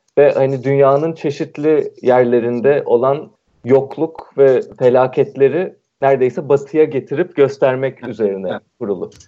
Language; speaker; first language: Turkish; native; Turkish